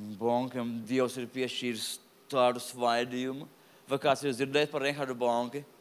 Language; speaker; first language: Latvian; non-native, local second language; Russian